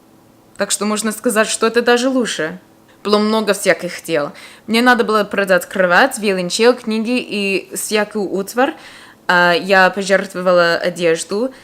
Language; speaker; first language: Russian; non-native, fluent; English